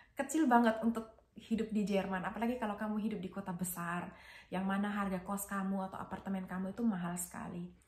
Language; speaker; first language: Indonesian; native; Indonesian